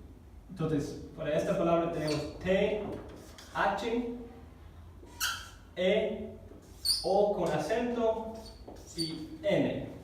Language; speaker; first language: Spanish; non-native, fluent; English